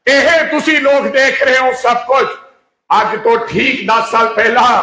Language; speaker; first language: Hindi; non-native, local second language; Punjabi